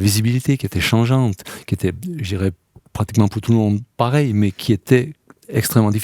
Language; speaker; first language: French; native; French